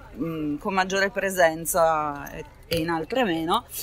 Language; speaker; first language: Italian; native; Italian